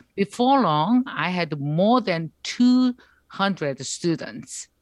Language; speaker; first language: English; non-native, learner; Korean